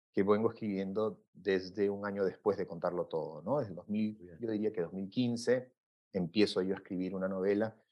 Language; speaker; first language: Spanish; native; Spanish